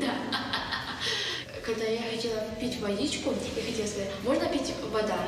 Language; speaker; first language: Russian; non-native, learner; Kyrgyz